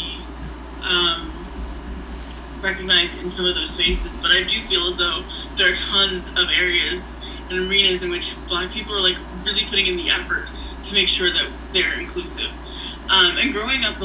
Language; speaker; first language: English; native; English